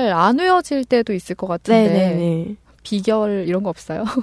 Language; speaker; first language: Korean; native; Korean